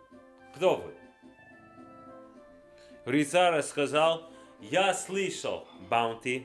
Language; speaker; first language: Russian; non-native, learner; English